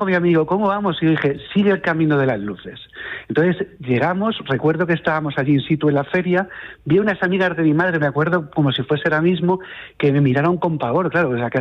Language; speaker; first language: Spanish; native; Spanish